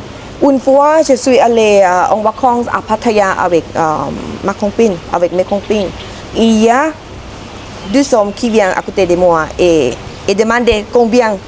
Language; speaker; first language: French; non-native, learner; Thai